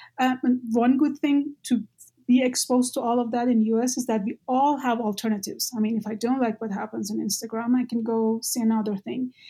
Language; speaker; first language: English; non-native, fluent; Persian